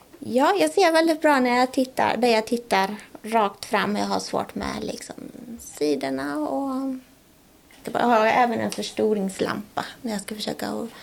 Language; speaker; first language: Swedish; native; Swedish